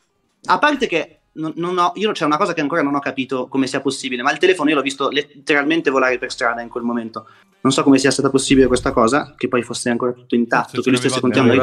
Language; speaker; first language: Italian; native; Italian